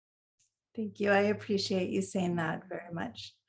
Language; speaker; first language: English; native; English